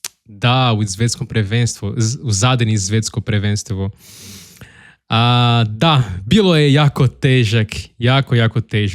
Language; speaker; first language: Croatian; non-native, learner; Portuguese